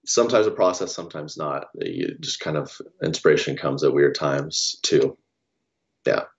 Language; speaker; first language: English; native; English